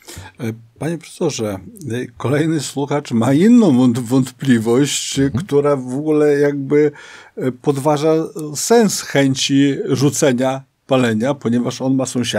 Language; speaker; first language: Polish; native; Polish